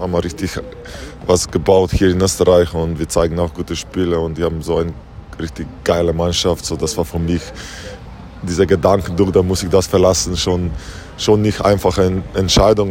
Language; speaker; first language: German; non-native, learner; Slovenian